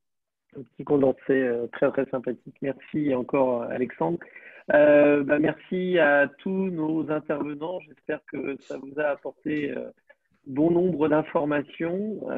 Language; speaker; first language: French; native; French